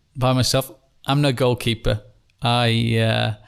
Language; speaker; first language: English; native; English